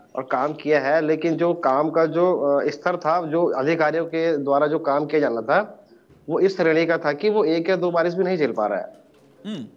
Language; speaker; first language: Hindi; native; Hindi